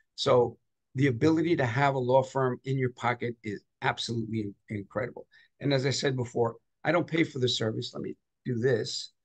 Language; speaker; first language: English; native; English